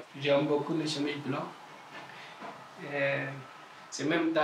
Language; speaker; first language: French; non-native, learner; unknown